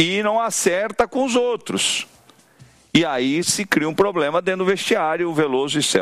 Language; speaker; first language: Portuguese; native; Portuguese